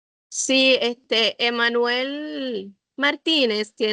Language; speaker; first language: Spanish; native; Spanish